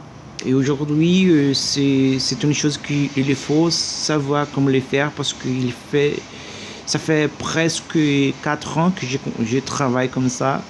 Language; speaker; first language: French; non-native, learner; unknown